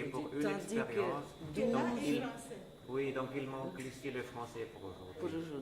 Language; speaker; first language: French; non-native, fluent; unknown